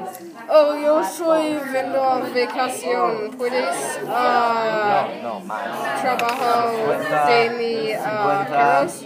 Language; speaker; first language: Spanish; non-native, learner; English